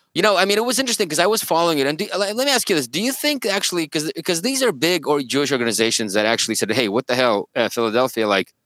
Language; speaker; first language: English; early bilingual, other home language; Russian